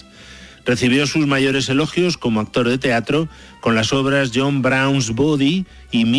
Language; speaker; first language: Spanish; native; Spanish